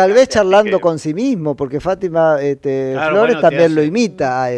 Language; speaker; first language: Spanish; native; Spanish